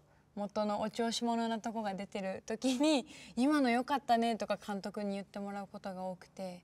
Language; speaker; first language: Japanese; native; Japanese